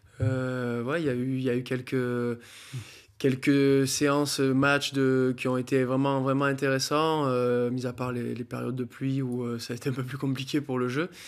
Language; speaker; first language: French; native; French